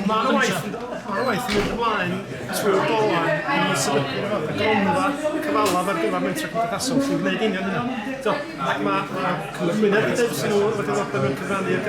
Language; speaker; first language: Welsh; native; Welsh